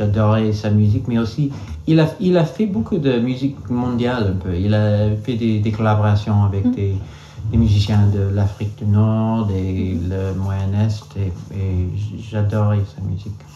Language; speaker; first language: French; non-native, local second language; English